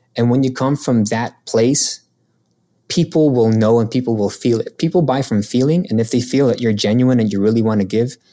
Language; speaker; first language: English; non-native, local second language; Filipino